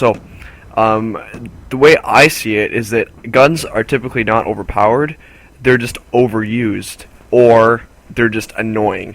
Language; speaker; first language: English; native; English